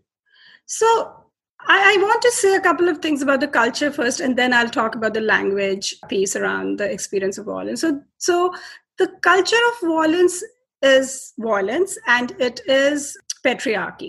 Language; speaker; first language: English; non-native, local second language; Hindi